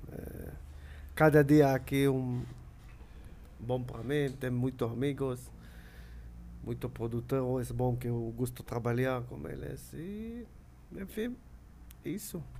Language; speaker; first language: Portuguese; non-native, learner; Hebrew